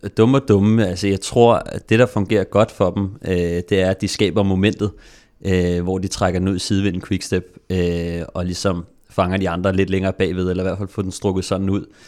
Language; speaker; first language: Danish; native; Danish